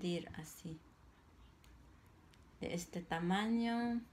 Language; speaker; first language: Spanish; non-native, local second language; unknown